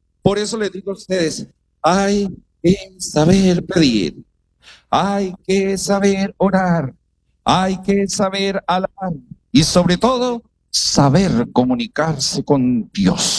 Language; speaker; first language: Spanish; native; Spanish